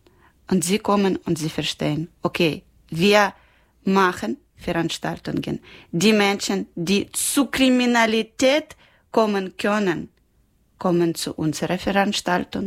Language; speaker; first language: German; non-native, learner; Ukrainian